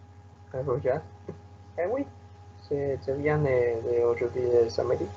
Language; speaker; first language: French; non-native, learner; Spanish